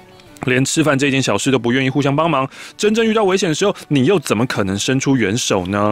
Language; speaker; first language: Chinese; native; Chinese